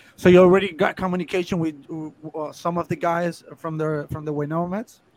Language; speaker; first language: English; non-native, fluent; Spanish